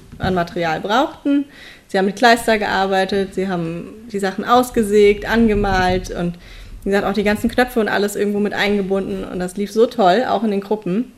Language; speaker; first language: German; native; German